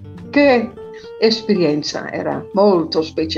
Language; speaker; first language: Italian; non-native, fluent; Dutch